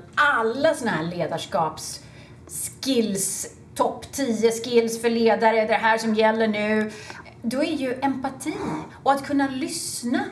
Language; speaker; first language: Swedish; native; Swedish